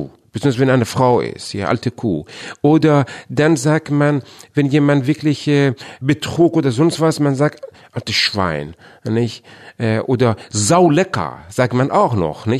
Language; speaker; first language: German; non-native, fluent; Persian